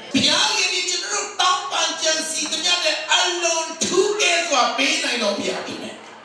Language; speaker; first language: Burmese; non-native, local second language; Tedim Chin